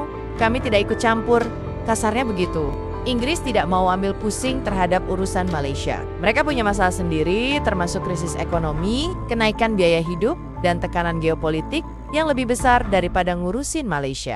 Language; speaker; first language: Indonesian; native; Indonesian